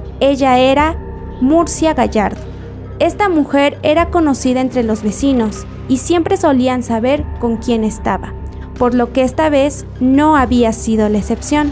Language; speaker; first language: Spanish; native; Spanish